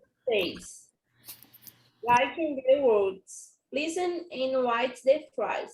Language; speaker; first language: English; non-native, learner; Portuguese